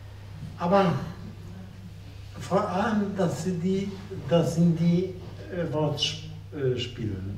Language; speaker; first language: German; non-native, fluent; Polish